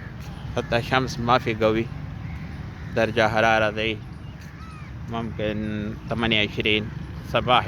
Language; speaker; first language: Arabic; non-native, learner; Urdu